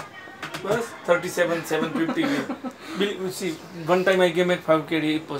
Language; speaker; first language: English; non-native, learner; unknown